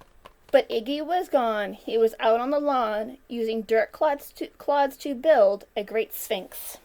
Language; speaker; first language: English; native; English